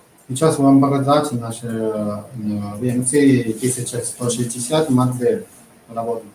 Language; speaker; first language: Russian; non-native, learner; Chinese